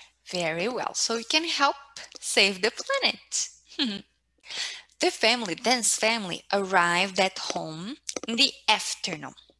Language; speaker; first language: English; non-native, fluent; Portuguese